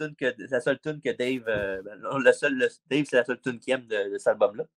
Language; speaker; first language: French; native; French